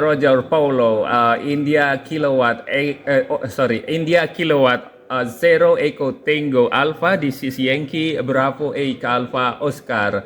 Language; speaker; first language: English; non-native, local second language; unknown